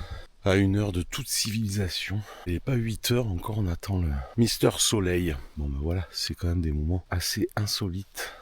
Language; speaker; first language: French; native; French